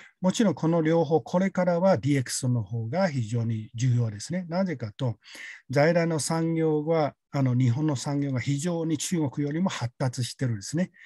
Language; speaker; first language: Japanese; non-native, fluent; Chinese